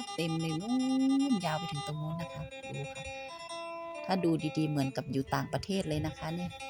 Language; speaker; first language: Thai; native; Thai